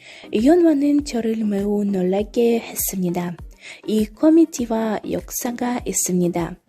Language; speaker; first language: Korean; non-native, learner; Russian